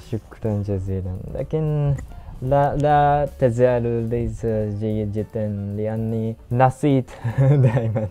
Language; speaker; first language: Arabic; non-native, learner; Japanese